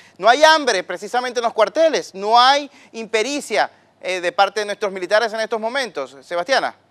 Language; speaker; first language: Spanish; native; Spanish